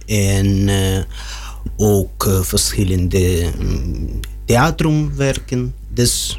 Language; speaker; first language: Dutch; non-native, learner; Russian